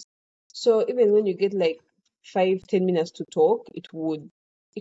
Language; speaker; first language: English; non-native, local second language; Ganda